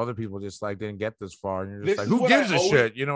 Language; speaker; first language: English; early bilingual, other home language; Spanish